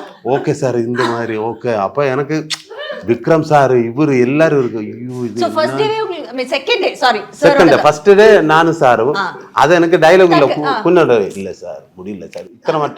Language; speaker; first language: Tamil; non-native, learner; Malayalam